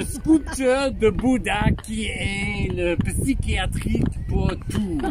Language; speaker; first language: French; non-native, learner; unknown